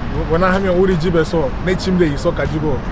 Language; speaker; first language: Korean; non-native, learner; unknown